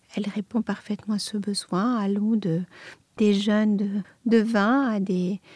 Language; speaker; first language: French; non-native, fluent; Serbian